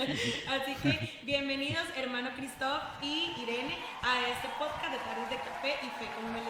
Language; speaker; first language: Spanish; native; Spanish